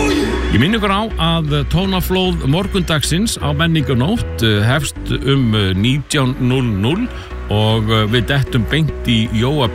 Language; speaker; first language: Icelandic; native; Icelandic